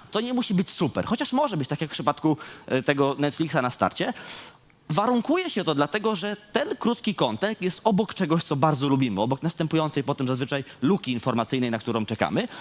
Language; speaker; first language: Polish; native; Polish